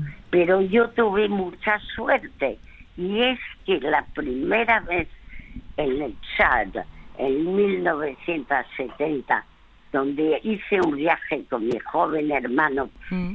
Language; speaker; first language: Spanish; early bilingual, other home language; French